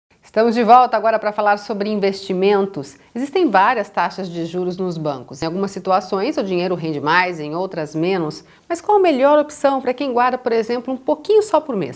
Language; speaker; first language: Portuguese; native; Portuguese